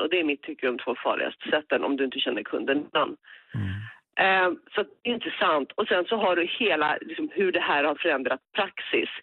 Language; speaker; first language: Swedish; native; Swedish